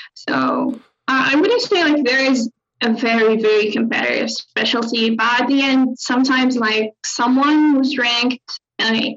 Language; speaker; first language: English; non-native, fluent; Arabic